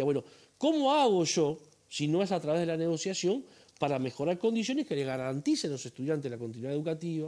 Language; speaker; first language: Spanish; native; Spanish